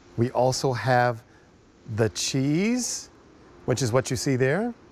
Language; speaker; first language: English; native; English